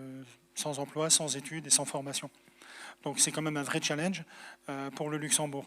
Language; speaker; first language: French; native; French